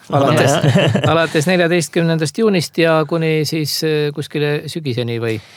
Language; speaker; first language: Estonian; native; Estonian